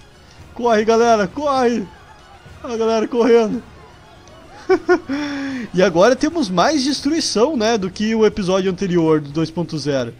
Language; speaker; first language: Portuguese; native; Portuguese